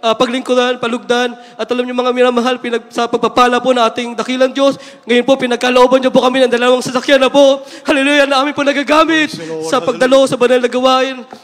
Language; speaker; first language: Filipino; native; Filipino